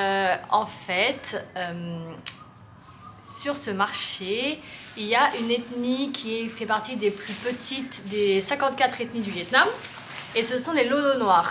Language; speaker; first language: French; native; French